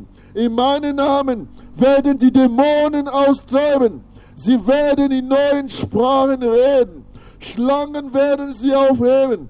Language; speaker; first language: German; non-native, fluent; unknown